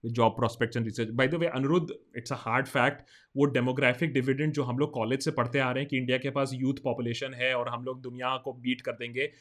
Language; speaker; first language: Hindi; non-native, local second language; Bangla